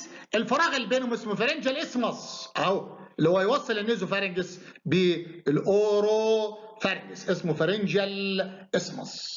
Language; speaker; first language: Arabic; native; Arabic